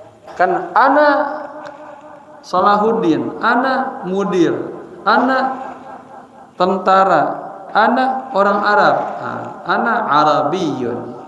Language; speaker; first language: Arabic; non-native, fluent; Indonesian